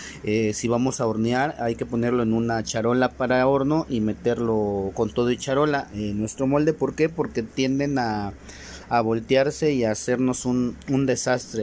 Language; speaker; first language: Spanish; native; Spanish